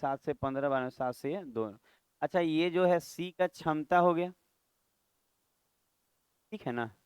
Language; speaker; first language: Hindi; native; Hindi